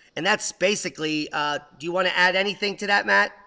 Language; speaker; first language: English; native; English